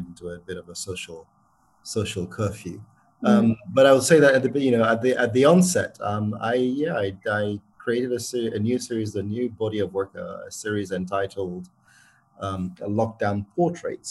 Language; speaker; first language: English; non-native, local second language; Yoruba